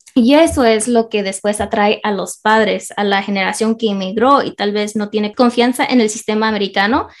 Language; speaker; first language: Spanish; early bilingual, heritage; Spanish